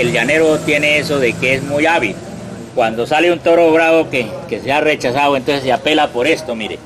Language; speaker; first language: Spanish; native; Spanish